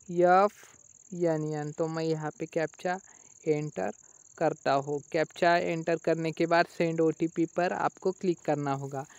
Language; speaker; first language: Hindi; non-native, local second language; Marathi